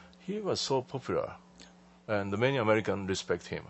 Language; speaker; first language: English; non-native, fluent; Japanese